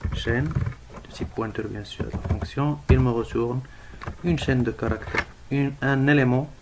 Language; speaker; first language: French; non-native, local second language; Arabic